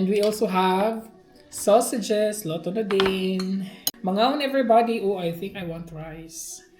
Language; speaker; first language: English; non-native, local second language; Filipino